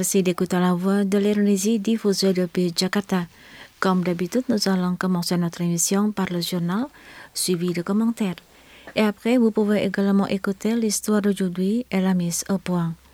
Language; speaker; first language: French; non-native, fluent; Indonesian